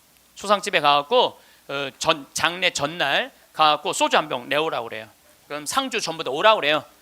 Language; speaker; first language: Korean; native; Korean